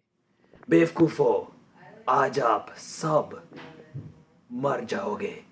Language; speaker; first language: Hindi; non-native, learner; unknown